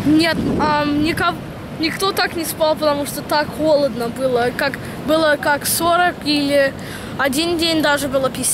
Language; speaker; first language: Russian; early bilingual, heritage; Russian